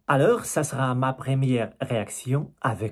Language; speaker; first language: French; non-native, learner; Russian